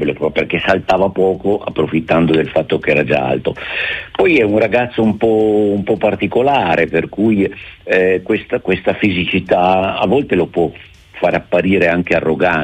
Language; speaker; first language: Italian; native; Italian